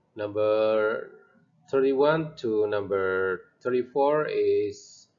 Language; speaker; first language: English; non-native, fluent; Indonesian